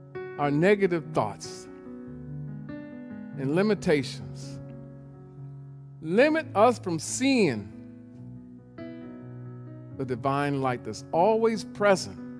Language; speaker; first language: English; native; English